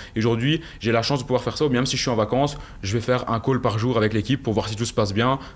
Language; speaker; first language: French; native; French